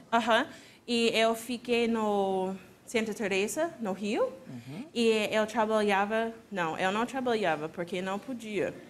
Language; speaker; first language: Portuguese; non-native, fluent; English